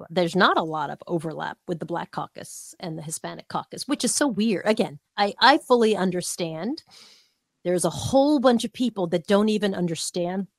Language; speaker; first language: English; native; English